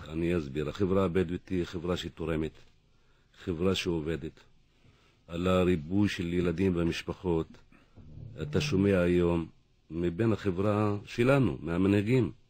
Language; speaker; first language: Hebrew; non-native, local second language; Arabic